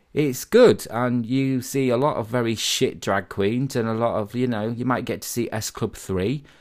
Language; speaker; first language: English; native; English